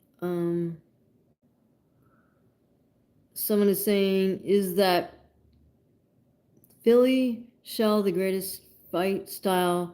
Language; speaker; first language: English; native; English